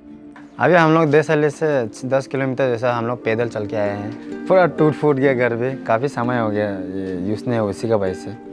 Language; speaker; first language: Hindi; non-native, local second language; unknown